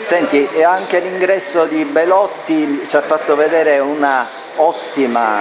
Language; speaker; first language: Italian; native; Italian